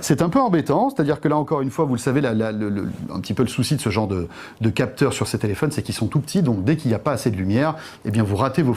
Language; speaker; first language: French; native; French